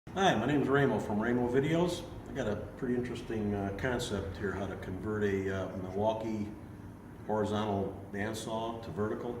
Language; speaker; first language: English; native; English